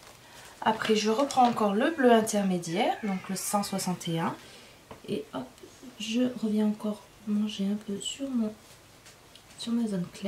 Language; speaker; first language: French; native; French